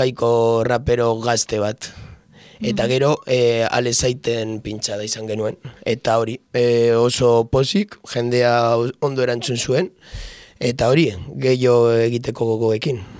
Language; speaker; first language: Basque; non-native, local second language; Spanish